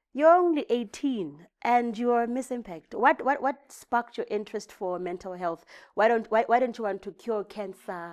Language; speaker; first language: English; non-native, local second language; Southern Sotho